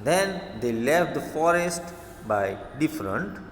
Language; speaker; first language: English; non-native, local second language; Hindi